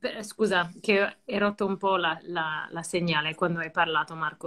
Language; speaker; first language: Italian; non-native, fluent; English